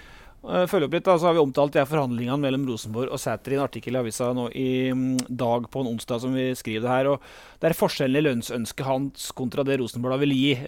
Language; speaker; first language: Norwegian; native; Norwegian